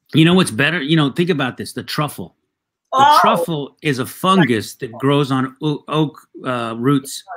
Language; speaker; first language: English; early bilingual, other home language; Spanish